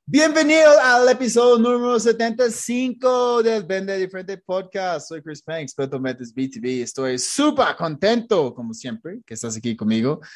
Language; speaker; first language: Spanish; non-native, fluent; English